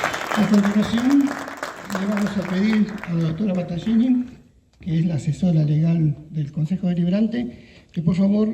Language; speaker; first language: Spanish; native; Spanish